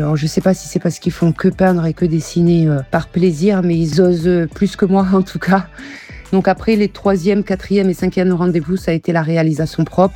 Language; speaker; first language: French; early bilingual, other home language; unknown